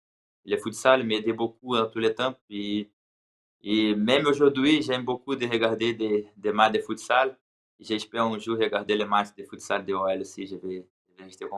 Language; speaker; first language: French; non-native, learner; Portuguese